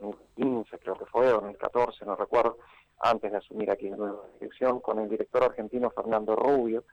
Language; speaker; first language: Spanish; native; Spanish